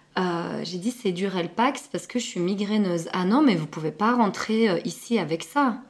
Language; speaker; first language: French; early bilingual, other home language; Arabic